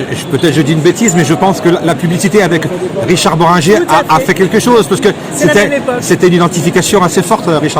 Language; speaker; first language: French; native; French